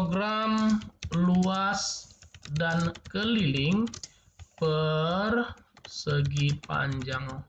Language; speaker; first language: Indonesian; native; Indonesian